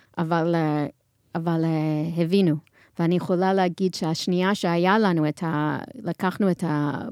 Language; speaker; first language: Hebrew; non-native, fluent; English